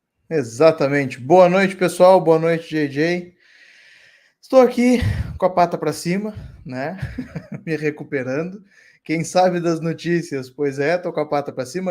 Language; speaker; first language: Portuguese; native; Portuguese